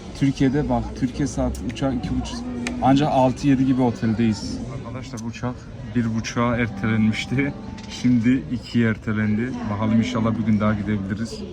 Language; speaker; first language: Turkish; early bilingual, heritage; Turkish